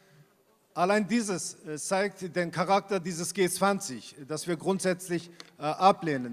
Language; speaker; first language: German; non-native, fluent; Kurdish